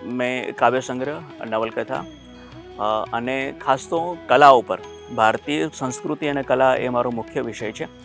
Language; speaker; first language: Gujarati; native; Gujarati